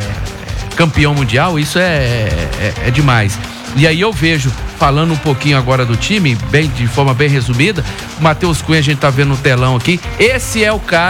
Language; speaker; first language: Portuguese; native; Portuguese